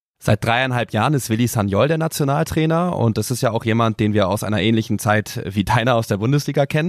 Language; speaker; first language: German; native; German